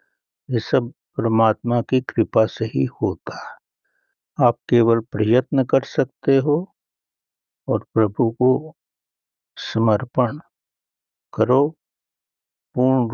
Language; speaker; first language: Hindi; native; Hindi